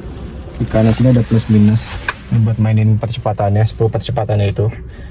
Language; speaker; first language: Indonesian; native; Indonesian